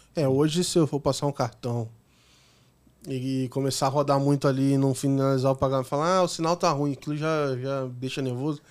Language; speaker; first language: Portuguese; native; Portuguese